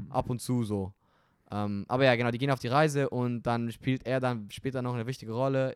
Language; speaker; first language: German; non-native, fluent; Romanian